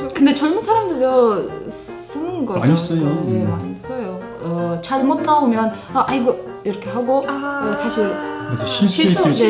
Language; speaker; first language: Korean; non-native, fluent; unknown